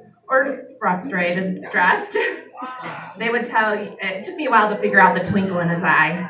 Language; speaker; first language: English; native; English